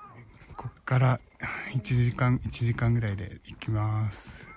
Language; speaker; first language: Japanese; native; Japanese